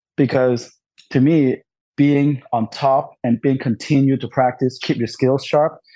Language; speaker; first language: English; non-native, local second language; Cantonese